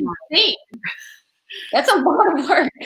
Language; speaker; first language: English; native; English